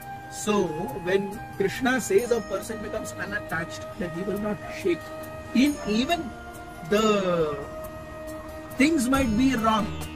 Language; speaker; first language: English; non-native, local second language; Hindi